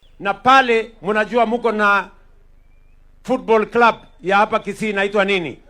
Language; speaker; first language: Swahili; non-native, local second language; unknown